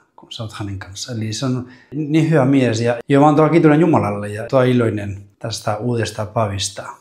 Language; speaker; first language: Finnish; non-native, fluent; Spanish